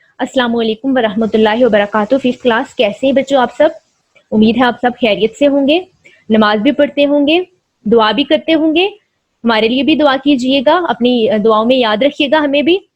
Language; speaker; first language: Urdu; native; Urdu